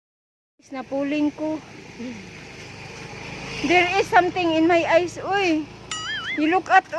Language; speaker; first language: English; non-native, learner; Cebuano